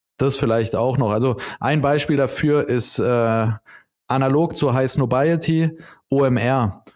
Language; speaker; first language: German; native; German